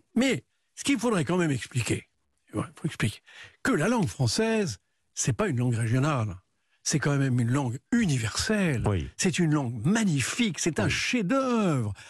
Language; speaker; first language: French; native; French